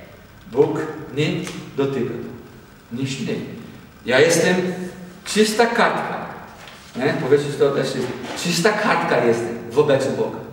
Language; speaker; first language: Polish; non-native, learner; Portuguese